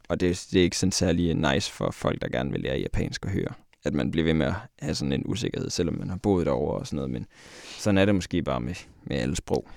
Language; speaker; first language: Danish; native; Danish